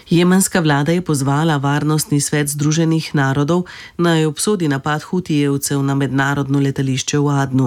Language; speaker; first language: Slovenian; native; Slovenian